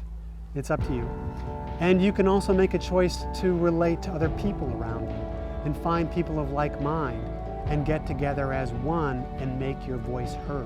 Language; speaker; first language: English; native; English